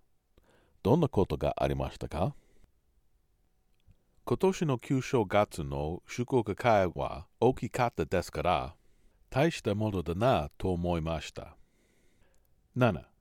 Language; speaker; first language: Japanese; non-native, learner; English